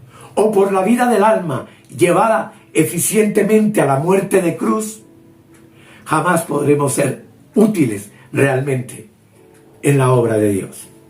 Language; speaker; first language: Spanish; native; Spanish